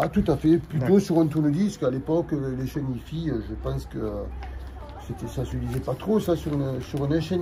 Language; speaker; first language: French; native; French